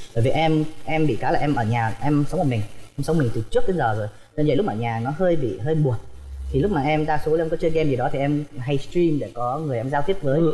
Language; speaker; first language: Vietnamese; early bilingual, heritage; Vietnamese